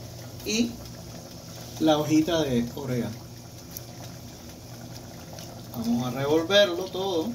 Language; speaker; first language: Spanish; native; Spanish